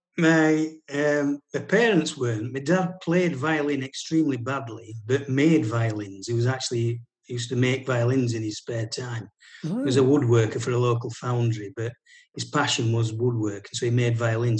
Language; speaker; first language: English; native; English